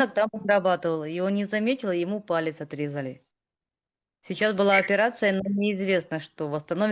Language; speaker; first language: Russian; native; Russian